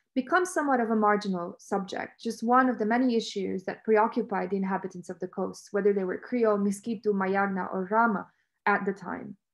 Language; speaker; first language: English; non-native, fluent; Romanian